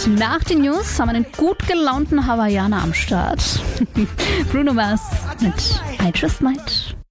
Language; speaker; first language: German; native; German